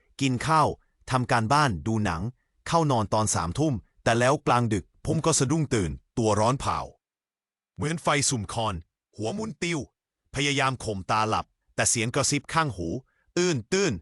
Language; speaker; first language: Thai; native; Thai